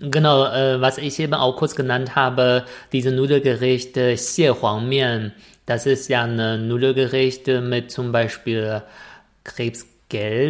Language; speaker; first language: German; non-native, fluent; Chinese